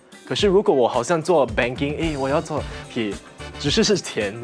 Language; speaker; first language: Chinese; non-native, local second language; English